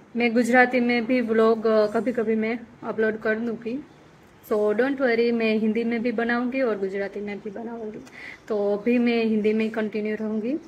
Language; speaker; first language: Hindi; non-native, local second language; Gujarati